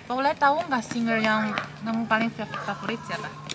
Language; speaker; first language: Indonesian; non-native, fluent; Chinese